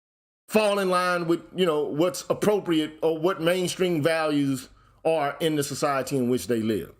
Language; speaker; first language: English; native; English